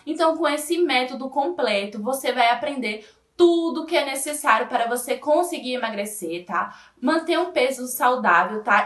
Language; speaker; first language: Portuguese; native; Portuguese